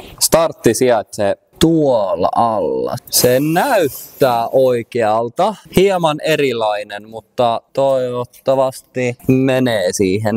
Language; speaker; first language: Finnish; early bilingual, heritage; Finnish